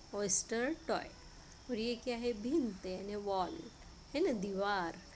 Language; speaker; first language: Hindi; non-native, local second language; Marathi